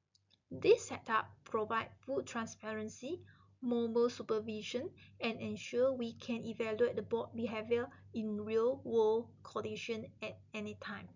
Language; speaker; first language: English; non-native, local second language; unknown